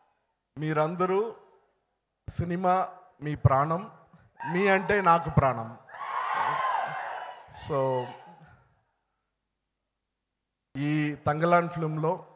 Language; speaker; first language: Telugu; non-native, learner; Tamil